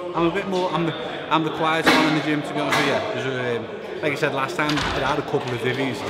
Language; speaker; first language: English; native; English